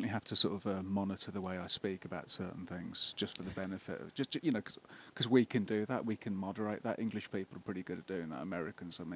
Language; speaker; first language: English; native; English